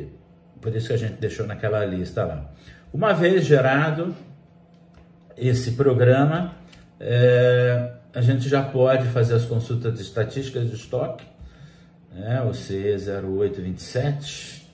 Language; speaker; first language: Portuguese; native; Portuguese